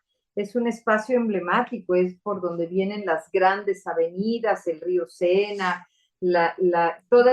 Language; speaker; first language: Spanish; native; Spanish